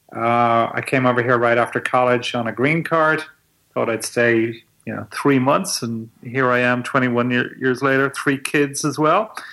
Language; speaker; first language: English; native; English